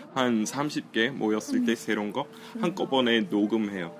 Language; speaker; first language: Korean; non-native, fluent; English